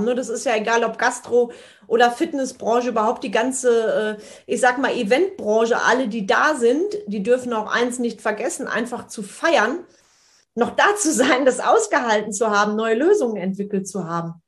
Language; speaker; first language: German; native; German